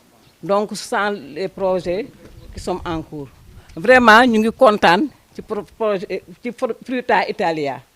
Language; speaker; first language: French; non-native, local second language; Wolof